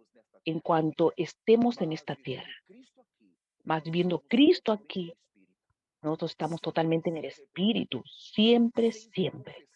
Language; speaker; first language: Spanish; non-native, fluent; Portuguese